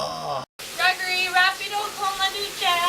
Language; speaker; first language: Spanish; non-native, learner; English